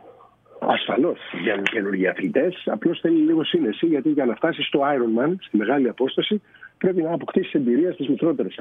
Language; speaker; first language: Greek; native; Greek